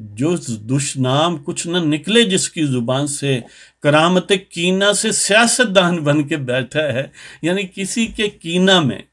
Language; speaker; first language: Urdu; native; Urdu